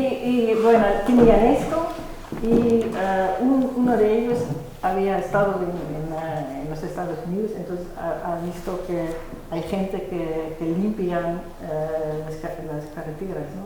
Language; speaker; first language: Spanish; non-native, fluent; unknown